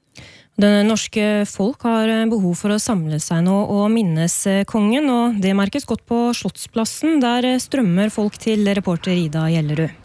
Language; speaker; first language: Norwegian; native; Norwegian